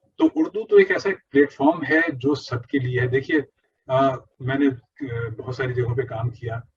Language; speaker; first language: Urdu; native; Urdu